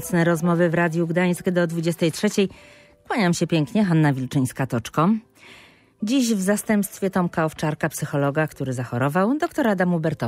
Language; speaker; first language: Polish; native; Polish